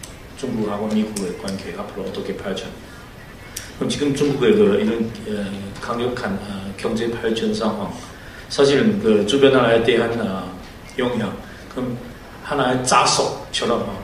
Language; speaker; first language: Korean; non-native, fluent; Chinese